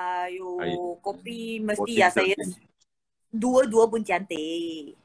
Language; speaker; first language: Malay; non-native, local second language; Chinese